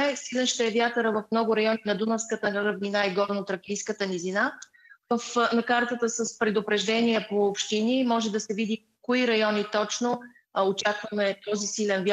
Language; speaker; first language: Bulgarian; native; Bulgarian